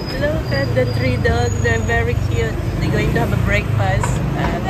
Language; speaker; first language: English; non-native, local second language; Filipino